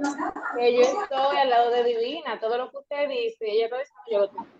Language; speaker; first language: Spanish; native; Spanish